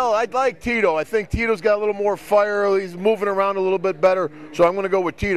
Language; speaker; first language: English; native; English